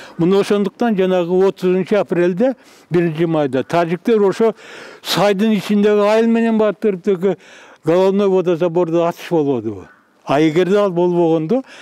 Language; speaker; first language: Kyrgyz; native; Kyrgyz